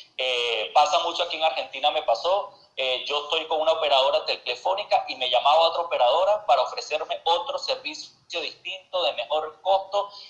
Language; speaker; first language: Spanish; native; Spanish